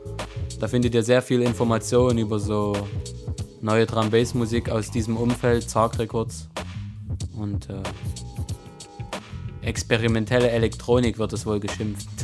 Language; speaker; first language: German; native; German